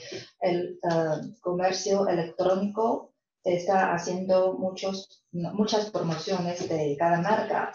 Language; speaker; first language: Spanish; non-native, fluent; Chinese